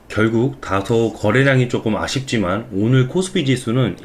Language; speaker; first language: Korean; native; Korean